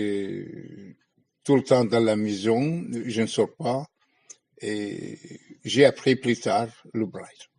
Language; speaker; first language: French; non-native, fluent; Arabic